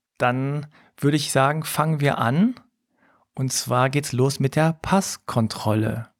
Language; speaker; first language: German; early bilingual, other home language; Korean